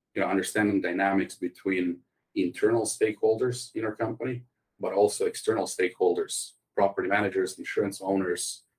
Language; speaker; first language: English; non-native, fluent; Croatian